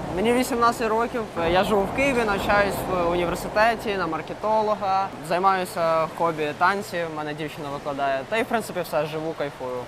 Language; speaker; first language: Ukrainian; native; Ukrainian